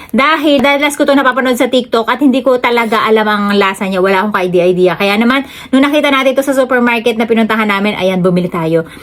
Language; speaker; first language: Filipino; native; Filipino